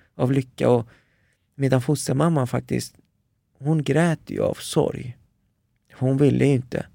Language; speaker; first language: Swedish; early bilingual, other home language; Persian